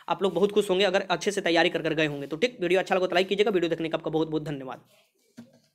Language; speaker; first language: Hindi; native; Hindi